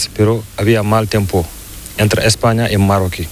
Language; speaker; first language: Spanish; non-native, learner; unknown